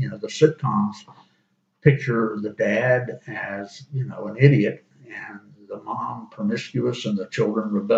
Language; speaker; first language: English; native; English